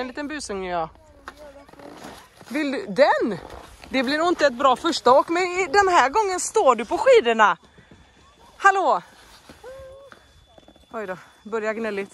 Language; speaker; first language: Swedish; native; Swedish